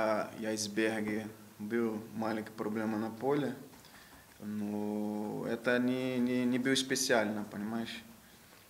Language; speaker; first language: Russian; non-native, learner; Portuguese